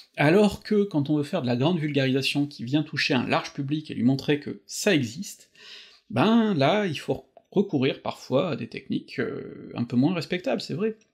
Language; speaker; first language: French; native; French